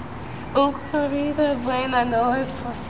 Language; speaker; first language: Spanish; non-native, learner; English